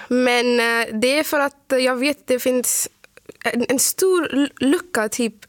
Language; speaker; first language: Swedish; non-native, fluent; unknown